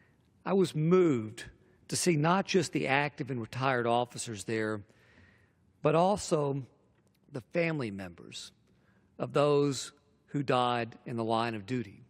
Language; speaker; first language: English; native; English